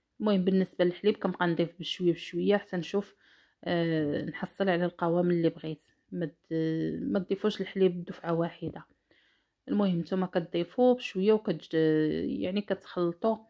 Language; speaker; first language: Arabic; native; Arabic